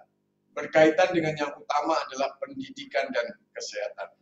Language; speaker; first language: Indonesian; native; Indonesian